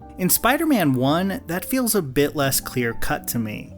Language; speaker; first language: English; native; English